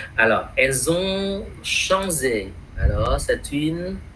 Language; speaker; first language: French; non-native, fluent; Vietnamese